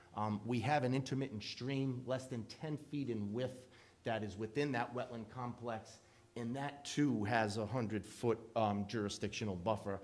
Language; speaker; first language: English; native; English